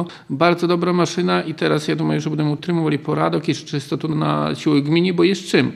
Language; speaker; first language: Polish; non-native, local second language; Ukrainian